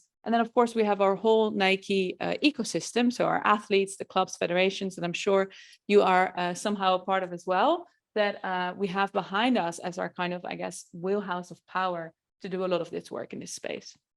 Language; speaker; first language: English; non-native, fluent; Dutch